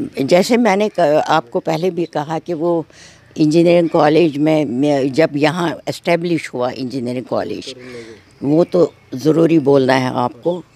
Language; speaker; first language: Urdu; non-native, local second language; Kashmiri